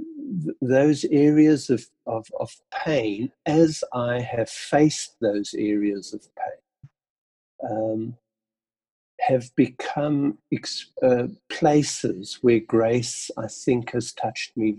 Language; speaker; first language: English; native; English